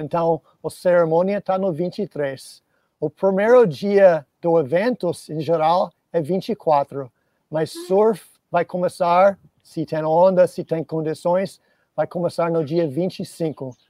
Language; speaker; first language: Portuguese; non-native, fluent; English